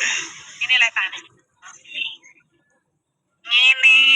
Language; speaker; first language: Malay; non-native, local second language; Javanese